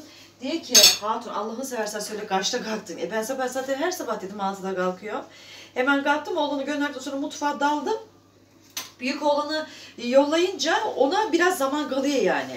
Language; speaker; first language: Turkish; native; Turkish